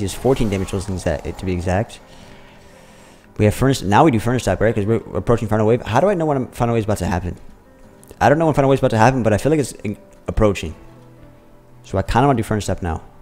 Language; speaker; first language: English; native; English